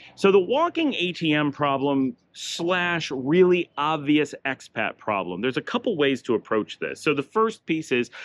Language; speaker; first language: English; native; English